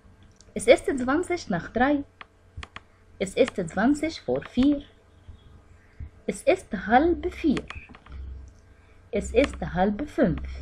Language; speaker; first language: German; non-native, fluent; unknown